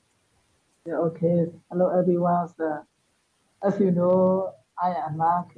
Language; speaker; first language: English; non-native, learner; Burmese